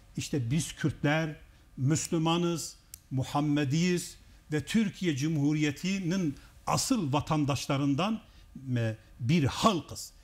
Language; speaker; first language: Turkish; non-native, local second language; Kurdish